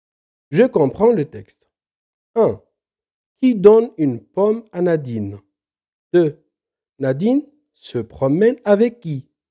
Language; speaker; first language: French; non-native, local second language; Arabic